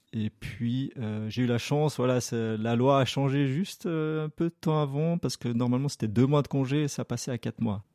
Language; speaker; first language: French; native; French